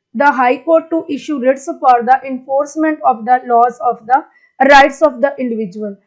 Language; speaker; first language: English; non-native, local second language; Punjabi